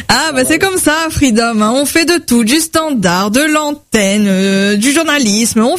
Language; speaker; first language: French; native; French